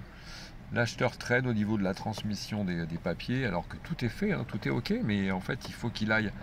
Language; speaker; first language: French; native; French